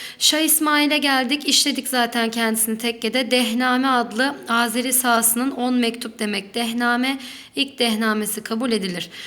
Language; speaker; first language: Turkish; native; Turkish